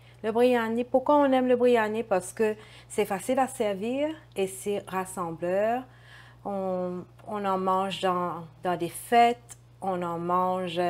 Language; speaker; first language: French; non-native, local second language; Morisyen